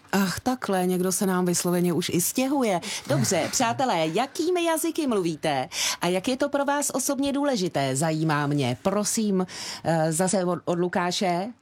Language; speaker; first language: Czech; native; Czech